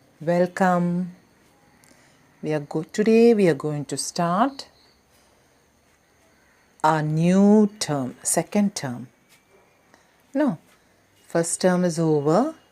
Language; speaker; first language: English; non-native, local second language; Malayalam